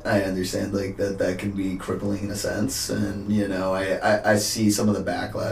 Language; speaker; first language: English; native; English